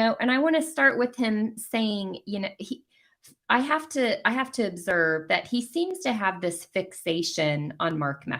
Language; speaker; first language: English; native; English